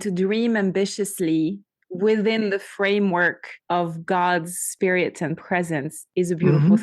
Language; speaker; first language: English; non-native, fluent; French